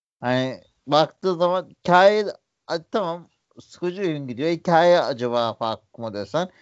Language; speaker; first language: Turkish; native; Turkish